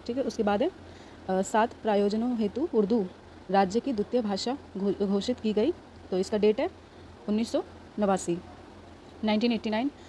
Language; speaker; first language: Hindi; native; Hindi